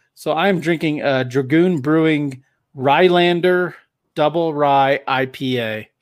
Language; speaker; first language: English; native; English